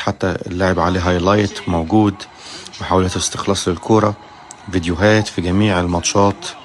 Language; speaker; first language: Arabic; native; Arabic